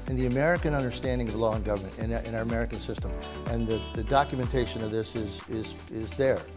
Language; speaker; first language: English; native; English